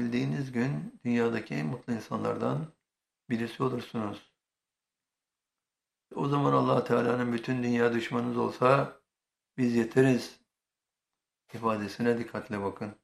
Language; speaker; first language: Turkish; native; Turkish